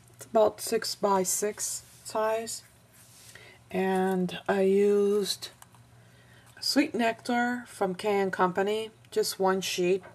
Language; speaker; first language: English; non-native, fluent; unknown